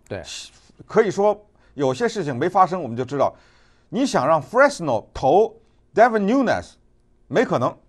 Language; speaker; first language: Chinese; native; Chinese